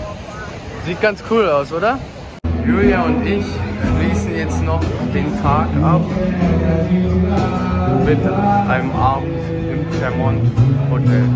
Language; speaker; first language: German; native; German